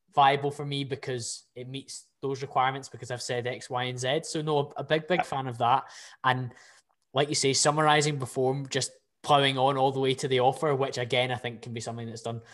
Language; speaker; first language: English; native; English